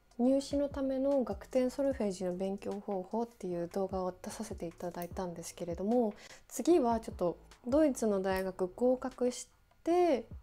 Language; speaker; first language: Japanese; native; Japanese